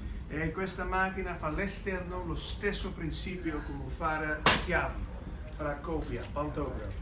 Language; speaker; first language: Italian; non-native, learner; Dutch